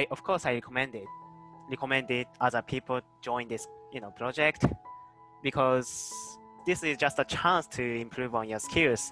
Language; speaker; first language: English; non-native, fluent; Japanese